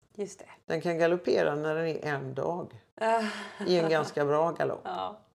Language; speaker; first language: Swedish; native; Swedish